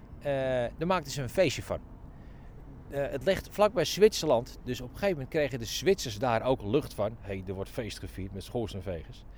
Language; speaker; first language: Dutch; native; Dutch